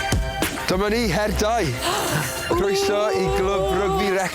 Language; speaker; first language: Welsh; native; Welsh